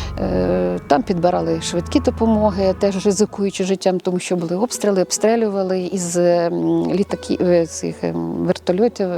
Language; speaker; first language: Ukrainian; native; Ukrainian